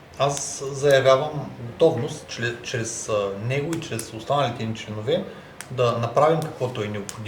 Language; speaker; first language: Bulgarian; native; Bulgarian